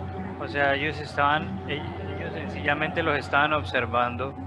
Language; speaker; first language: Spanish; native; Spanish